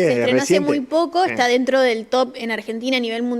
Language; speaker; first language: Spanish; native; Spanish